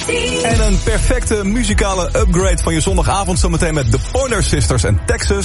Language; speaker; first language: Dutch; native; Dutch